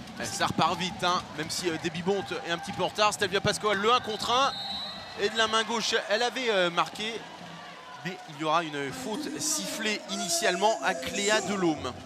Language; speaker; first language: French; native; French